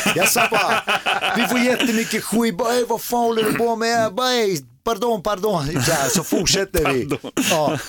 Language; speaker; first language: Swedish; early bilingual, other home language; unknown